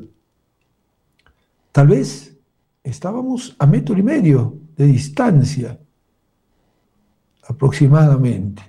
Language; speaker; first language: Spanish; native; Spanish